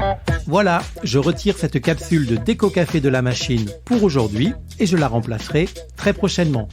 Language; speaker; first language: French; native; French